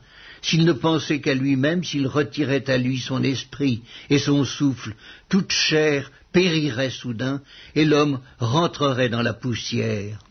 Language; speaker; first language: French; native; French